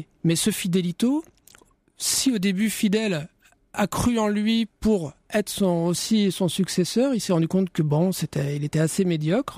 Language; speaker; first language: French; native; French